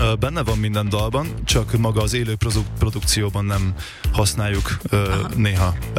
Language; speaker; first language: Hungarian; early bilingual, other home language; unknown